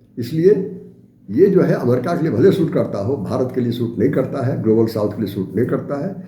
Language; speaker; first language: Hindi; native; Hindi